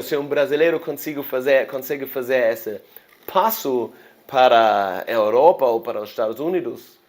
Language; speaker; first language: Portuguese; non-native, fluent; German